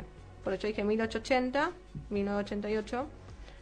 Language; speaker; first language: Spanish; native; Spanish